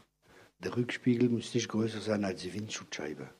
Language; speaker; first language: German; non-native, fluent; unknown